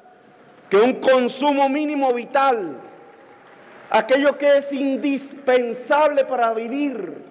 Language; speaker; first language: Spanish; native; Spanish